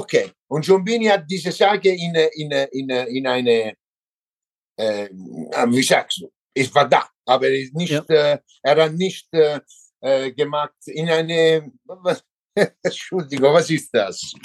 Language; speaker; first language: German; non-native, learner; Italian